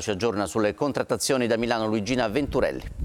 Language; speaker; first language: Italian; native; Italian